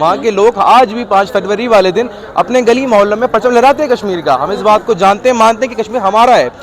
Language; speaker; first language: Urdu; non-native, local second language; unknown